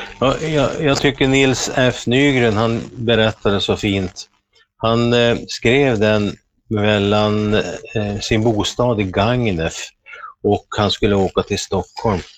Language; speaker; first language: Swedish; native; Swedish